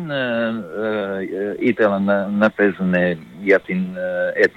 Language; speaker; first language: Greek; non-native, fluent; Serbian